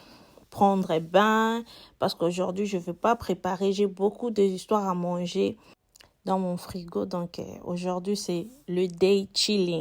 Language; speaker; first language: French; non-native, local second language; Lingala